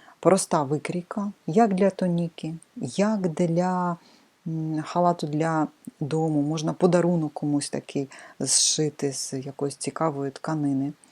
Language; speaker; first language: Ukrainian; non-native, local second language; Russian